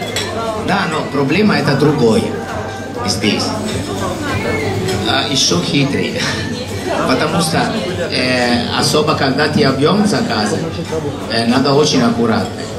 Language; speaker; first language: Russian; non-native, learner; Italian